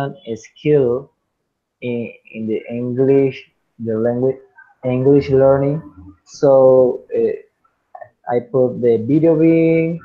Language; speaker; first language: English; non-native, fluent; Spanish